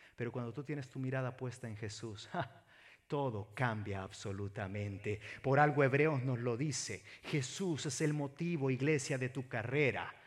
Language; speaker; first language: Spanish; native; Spanish